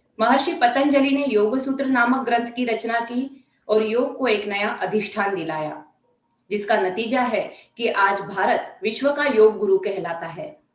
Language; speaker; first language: Hindi; non-native, local second language; Marathi